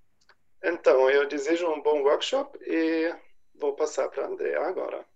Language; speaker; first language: Portuguese; non-native, fluent; German